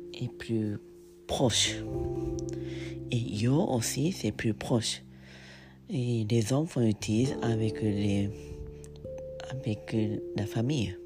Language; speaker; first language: French; non-native, learner; Japanese